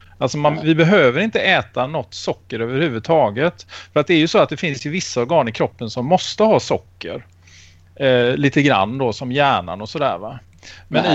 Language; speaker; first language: Swedish; native; Swedish